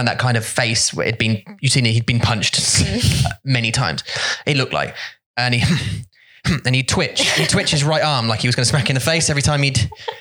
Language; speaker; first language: English; native; English